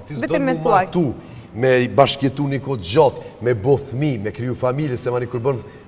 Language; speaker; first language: Albanian; native; Albanian